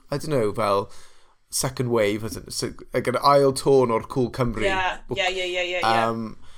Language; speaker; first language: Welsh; non-native, local second language; English